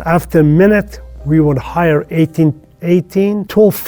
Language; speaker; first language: English; non-native, fluent; Persian